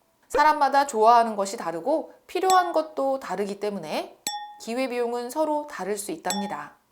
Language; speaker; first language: Korean; native; Korean